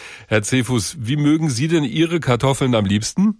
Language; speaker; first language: German; native; German